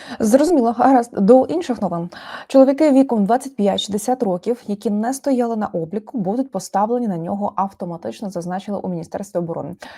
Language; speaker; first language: Ukrainian; native; Ukrainian